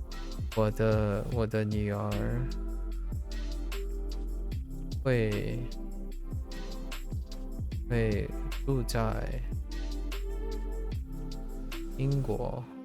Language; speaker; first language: Chinese; non-native, learner; English